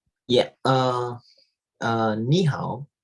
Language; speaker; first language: Chinese; non-native, learner; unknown